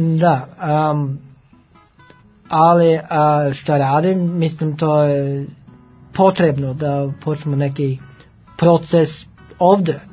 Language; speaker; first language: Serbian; non-native, learner; Norwegian